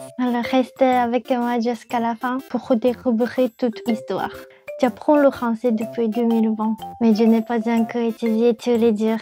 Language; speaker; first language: French; non-native, learner; Japanese